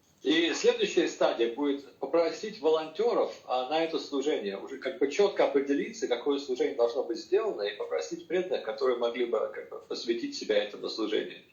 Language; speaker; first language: Russian; native; Russian